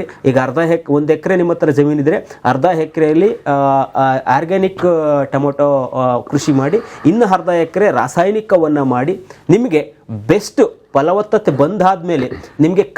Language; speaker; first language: Kannada; native; Kannada